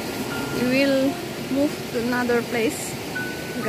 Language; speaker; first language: English; non-native, learner; Indonesian